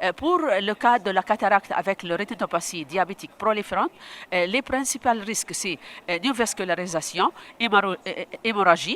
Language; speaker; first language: French; non-native, local second language; Arabic